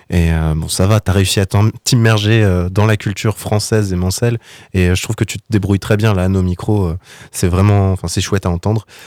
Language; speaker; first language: French; native; French